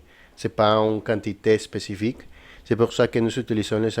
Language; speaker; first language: French; non-native, fluent; Spanish